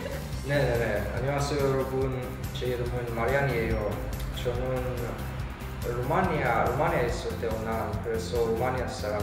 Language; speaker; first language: Korean; non-native, learner; Romanian